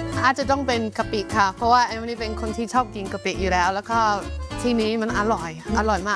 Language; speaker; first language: Thai; non-native, fluent; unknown